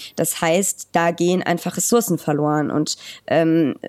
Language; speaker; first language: German; native; German